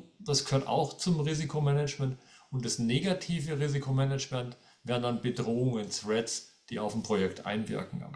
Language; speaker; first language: German; native; German